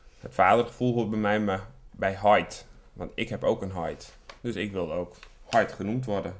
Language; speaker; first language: Dutch; non-native, local second language; Western Frisian